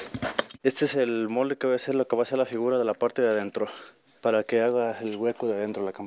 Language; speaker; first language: Spanish; native; Spanish